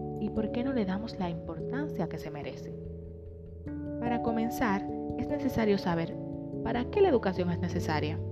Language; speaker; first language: Spanish; native; Spanish